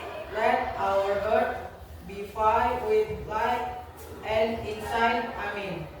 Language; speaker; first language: English; non-native, learner; Indonesian